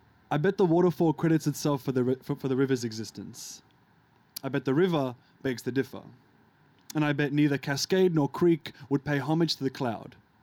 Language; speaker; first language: English; early bilingual, other home language; Arabic